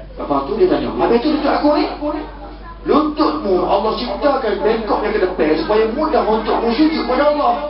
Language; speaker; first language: Malay; native; Malay